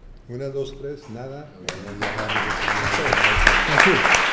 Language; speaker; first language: Spanish; non-native, fluent; French